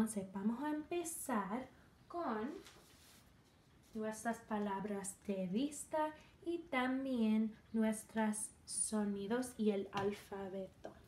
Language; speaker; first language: Spanish; non-native, fluent; English